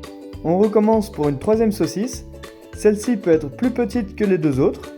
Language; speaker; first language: French; native; French